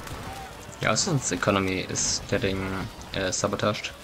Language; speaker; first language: English; non-native, fluent; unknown